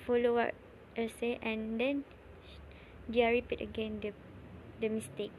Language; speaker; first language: English; non-native, learner; Malay